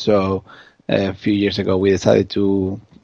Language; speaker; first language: English; non-native, fluent; Spanish